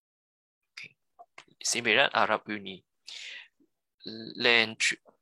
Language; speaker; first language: French; non-native, learner; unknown